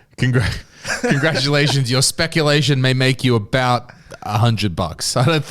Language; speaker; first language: English; native; English